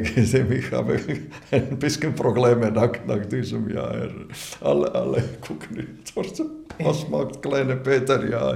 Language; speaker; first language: German; non-native, learner; Latvian